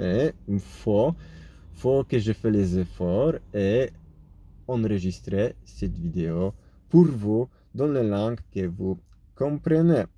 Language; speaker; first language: French; non-native, fluent; Polish